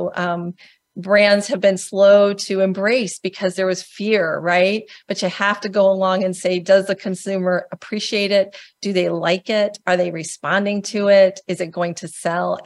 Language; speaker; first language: English; native; English